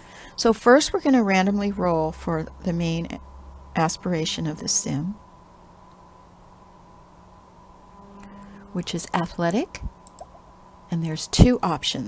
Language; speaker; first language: English; native; English